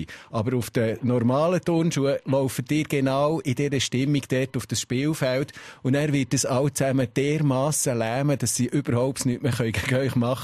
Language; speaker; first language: German; native; German